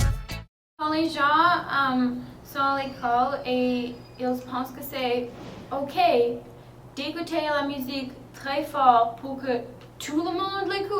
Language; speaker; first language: French; non-native, fluent; English